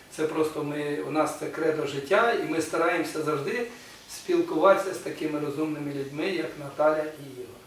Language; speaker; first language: Ukrainian; non-native, local second language; Russian